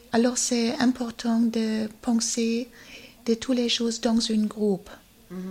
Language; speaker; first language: French; non-native, learner; German